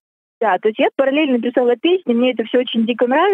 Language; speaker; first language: Russian; native; Russian